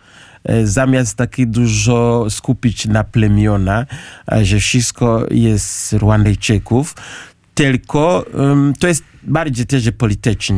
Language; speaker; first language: Polish; non-native, learner; Kinyarwanda